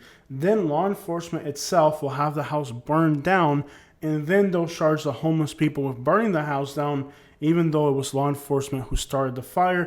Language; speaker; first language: English; native; English